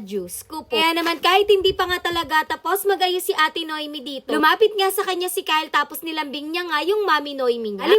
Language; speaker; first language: Filipino; native; Filipino